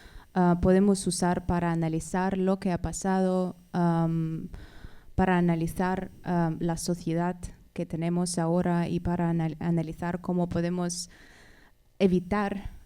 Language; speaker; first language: Spanish; non-native, fluent; Russian